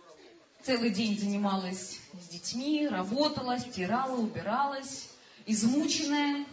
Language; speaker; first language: Russian; native; Russian